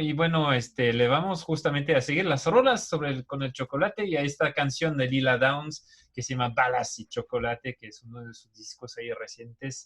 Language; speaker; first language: Spanish; native; Spanish